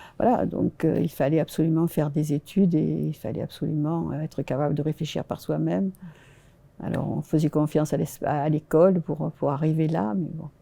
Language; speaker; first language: French; early bilingual, other home language; Spanish